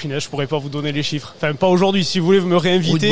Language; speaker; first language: French; native; French